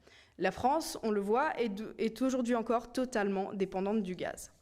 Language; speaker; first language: French; native; French